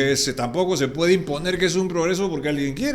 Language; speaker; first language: Spanish; native; Spanish